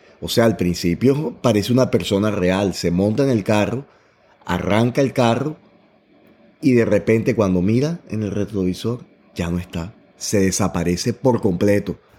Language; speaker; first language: Spanish; native; Spanish